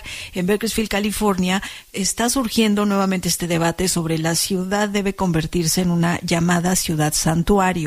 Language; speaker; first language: Spanish; native; Spanish